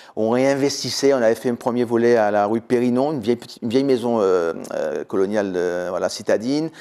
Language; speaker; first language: French; native; French